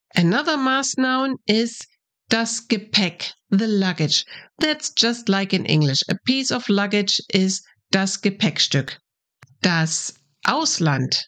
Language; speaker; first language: English; non-native, fluent; German